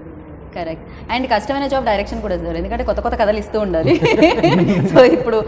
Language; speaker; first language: Telugu; native; Telugu